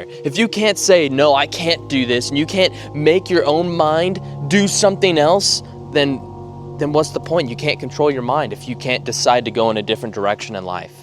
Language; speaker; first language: English; native; English